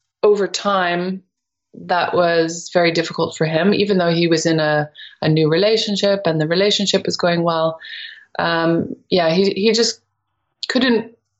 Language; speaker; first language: English; native; English